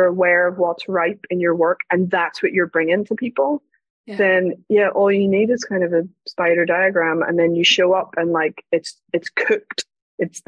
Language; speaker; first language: English; native; English